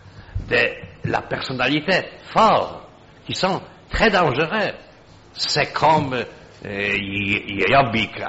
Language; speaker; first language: French; non-native, fluent; Polish